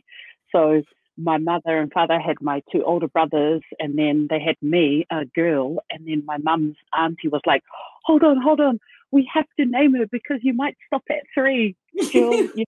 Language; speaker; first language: English; native; English